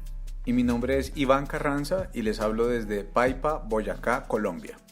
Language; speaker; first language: Spanish; native; Spanish